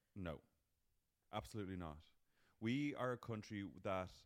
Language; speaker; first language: English; native; English